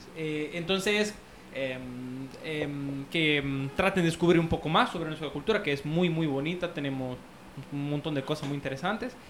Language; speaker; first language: Spanish; non-native, fluent; Italian